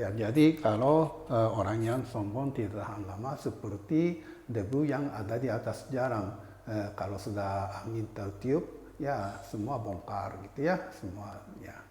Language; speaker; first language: Indonesian; non-native, fluent; Japanese